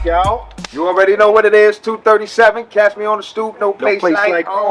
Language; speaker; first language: English; native; English